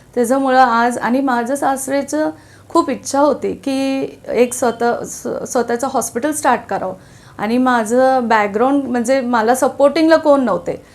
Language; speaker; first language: Marathi; non-native, local second language; Telugu